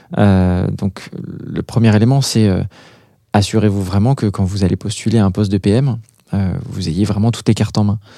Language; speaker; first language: French; native; French